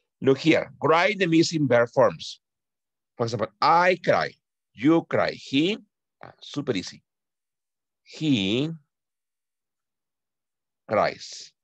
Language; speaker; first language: English; non-native, fluent; Spanish